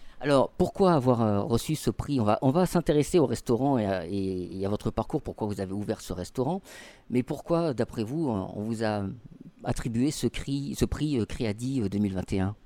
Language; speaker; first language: French; native; French